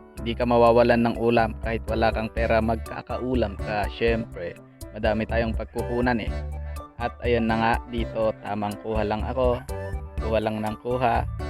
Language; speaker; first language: Filipino; non-native, local second language; Iloko